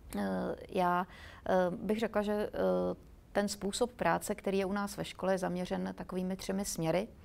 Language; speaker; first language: Czech; native; Czech